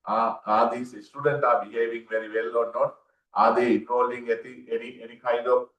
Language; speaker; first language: English; non-native, local second language; Sinhala